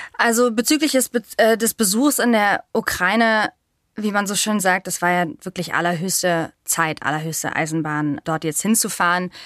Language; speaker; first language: German; native; German